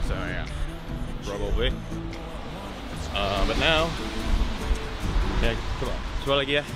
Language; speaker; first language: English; non-native, fluent; Indonesian